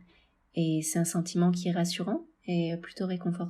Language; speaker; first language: French; native; French